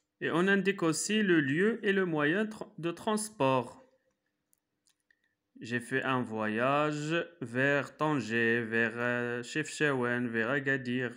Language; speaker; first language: French; non-native, local second language; Arabic